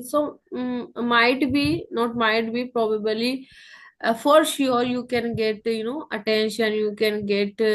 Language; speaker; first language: English; non-native, local second language; Hindi